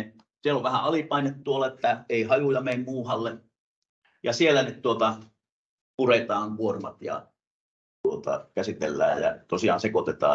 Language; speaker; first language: Finnish; native; Finnish